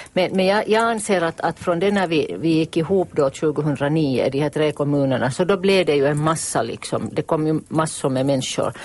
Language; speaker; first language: Swedish; native; Swedish